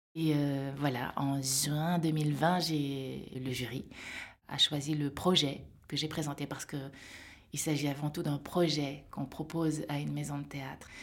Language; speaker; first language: French; native; French